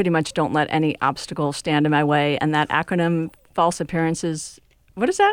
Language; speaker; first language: English; native; English